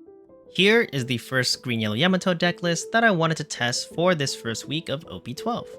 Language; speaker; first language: English; native; English